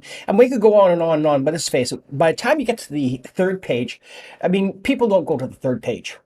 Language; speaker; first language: English; native; English